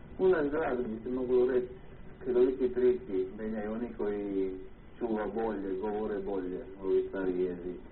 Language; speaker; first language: Bosnian; early bilingual, heritage; Croatian